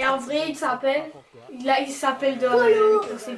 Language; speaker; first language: French; native; French